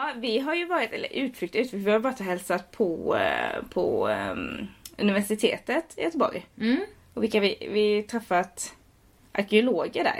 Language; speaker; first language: Swedish; native; Swedish